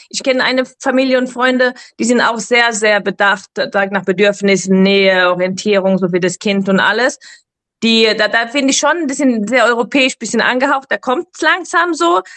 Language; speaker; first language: German; native; German